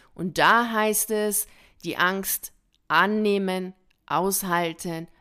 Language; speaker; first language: German; native; German